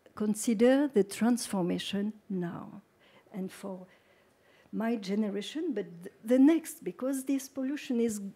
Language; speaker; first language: English; non-native, fluent; French